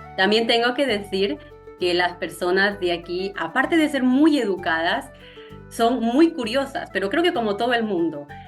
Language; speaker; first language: Spanish; native; Spanish